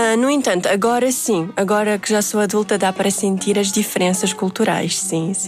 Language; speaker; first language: Portuguese; early bilingual, other home language; Uzbek